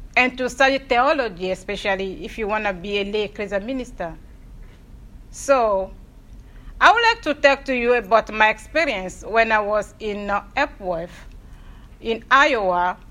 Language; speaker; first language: English; non-native, fluent; Ewe